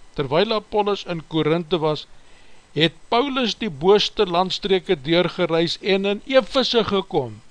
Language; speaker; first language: Afrikaans; native; Afrikaans